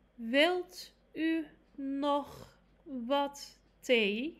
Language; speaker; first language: Dutch; non-native, fluent; Arabic